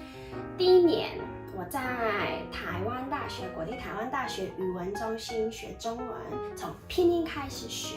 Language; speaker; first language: Chinese; non-native, fluent; Mongolian